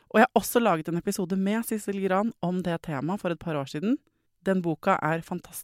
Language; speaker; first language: Norwegian; native; Norwegian